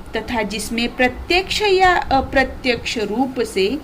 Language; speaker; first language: Hindi; non-native, local second language; Marathi